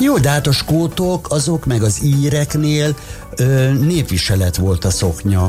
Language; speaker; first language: Hungarian; native; Hungarian